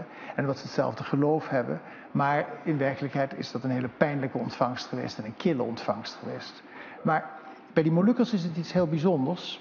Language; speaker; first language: Dutch; native; Dutch